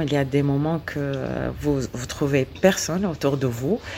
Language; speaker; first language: French; non-native, learner; Arabic